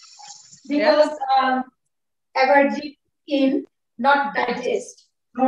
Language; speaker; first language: English; non-native, learner; Bangla